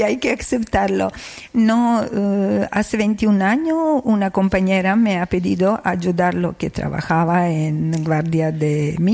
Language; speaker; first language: Spanish; non-native, learner; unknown